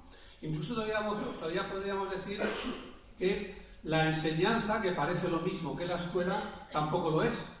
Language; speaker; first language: Spanish; native; Spanish